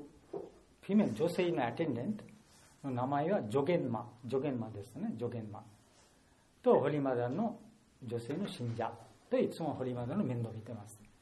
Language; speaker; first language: Japanese; non-native, learner; Bangla